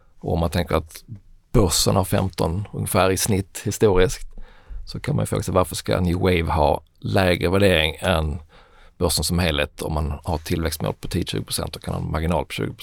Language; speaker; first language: Swedish; native; Swedish